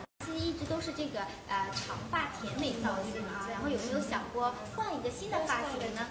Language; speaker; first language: Chinese; native; Chinese